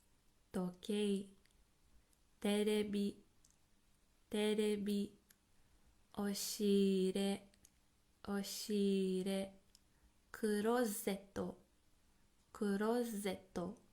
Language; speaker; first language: Japanese; non-native, fluent; English